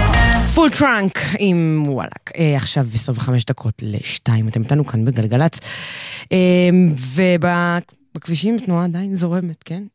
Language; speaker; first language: Hebrew; native; Hebrew